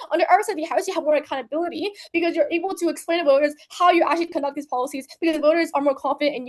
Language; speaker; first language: English; non-native, fluent; Chinese